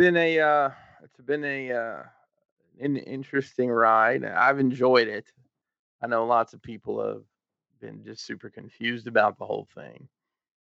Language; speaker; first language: English; native; English